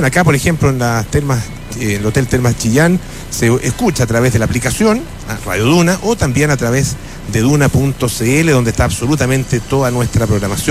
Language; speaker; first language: Spanish; native; Spanish